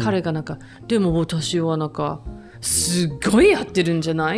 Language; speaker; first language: Japanese; non-native, fluent; English